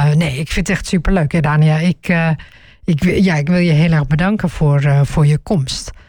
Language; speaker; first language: Dutch; early bilingual, other home language; Turkish